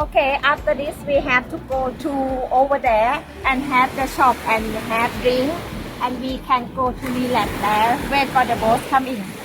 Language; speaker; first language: English; non-native, learner; Thai